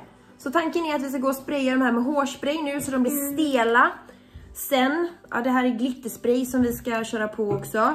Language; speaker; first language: Swedish; native; Swedish